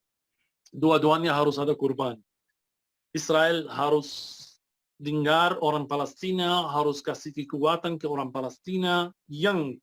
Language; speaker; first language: Indonesian; non-native, fluent; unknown